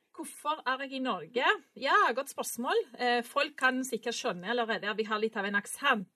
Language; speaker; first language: Norwegian; non-native, fluent; Spanish